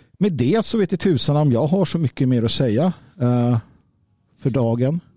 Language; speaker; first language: Swedish; native; Swedish